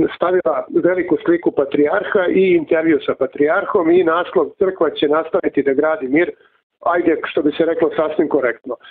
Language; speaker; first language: Serbian; native; Serbian